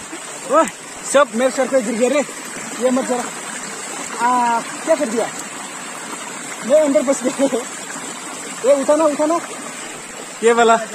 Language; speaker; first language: Hindi; non-native, local second language; Bodo